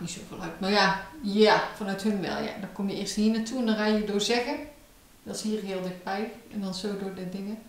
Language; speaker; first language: Dutch; native; Dutch